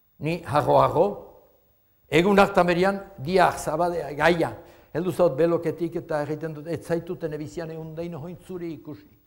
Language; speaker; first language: Basque; native; Basque